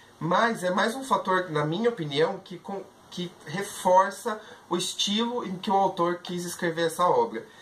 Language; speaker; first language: Portuguese; native; Portuguese